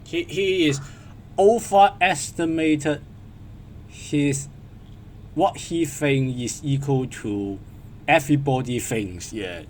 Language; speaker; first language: English; non-native, learner; Cantonese